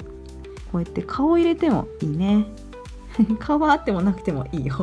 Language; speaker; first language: Japanese; native; Japanese